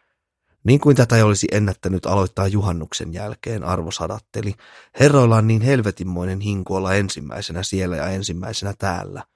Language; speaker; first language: Finnish; native; Finnish